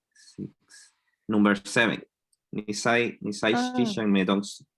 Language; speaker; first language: Chinese; non-native, learner; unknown